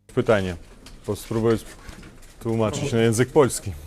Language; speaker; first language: Polish; non-native, fluent; Russian